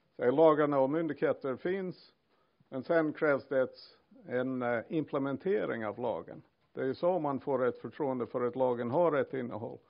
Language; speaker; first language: Swedish; non-native, fluent; English